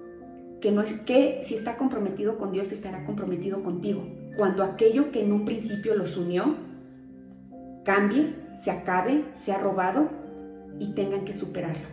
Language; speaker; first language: Spanish; native; Spanish